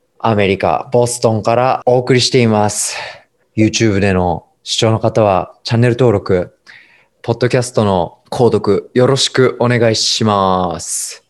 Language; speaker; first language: Japanese; native; Japanese